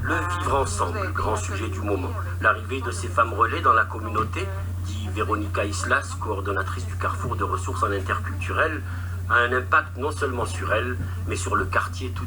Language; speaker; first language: French; native; French